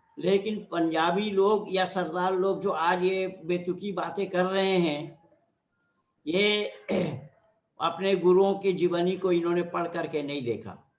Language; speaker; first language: Hindi; non-native, local second language; Bangla